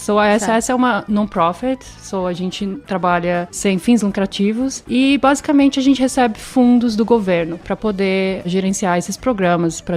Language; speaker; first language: Portuguese; native; Portuguese